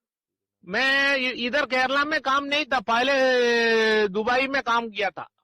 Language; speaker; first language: Hindi; non-native, local second language; Malayalam